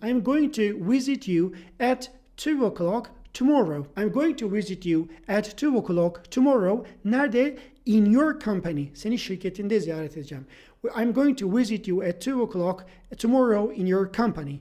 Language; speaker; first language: English; non-native, fluent; Turkish